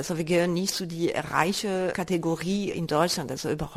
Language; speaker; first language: German; non-native, fluent; French